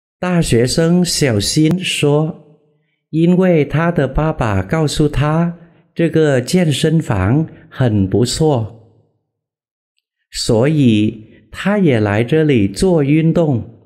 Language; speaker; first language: Chinese; non-native, fluent; Vietnamese